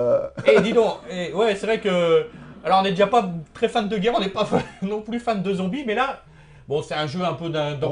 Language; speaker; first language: French; native; French